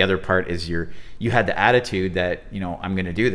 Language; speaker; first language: English; native; English